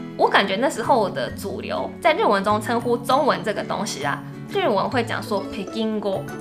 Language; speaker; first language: Chinese; non-native, fluent; Japanese